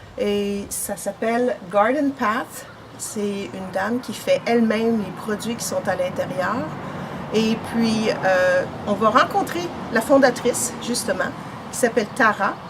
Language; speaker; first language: French; native; French